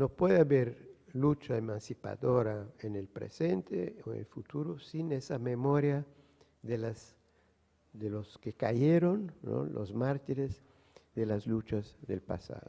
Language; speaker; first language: Spanish; non-native, fluent; Portuguese